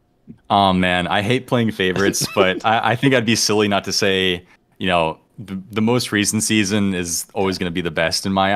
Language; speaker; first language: English; native; English